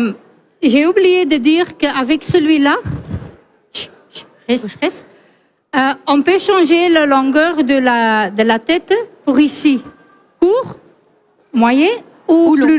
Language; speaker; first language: French; non-native, fluent; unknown